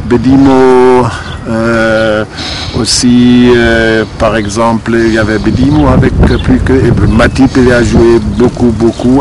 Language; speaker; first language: French; non-native, fluent; German